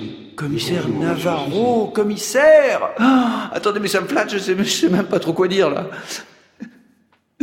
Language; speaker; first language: French; native; French